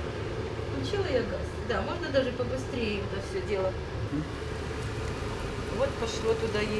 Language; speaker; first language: Russian; native; Russian